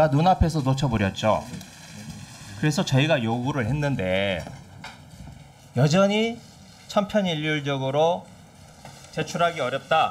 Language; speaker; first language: Korean; native; Korean